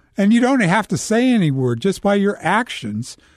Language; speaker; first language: English; native; English